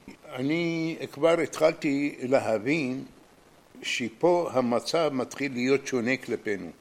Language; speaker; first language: Hebrew; non-native, fluent; Arabic